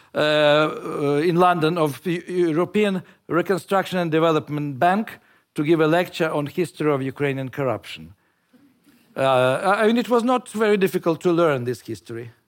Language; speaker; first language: English; non-native, fluent; Russian